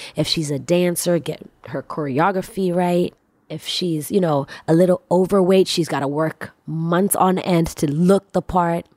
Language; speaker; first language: English; non-native, local second language; Swahili